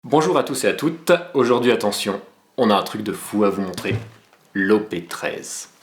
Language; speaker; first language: French; native; French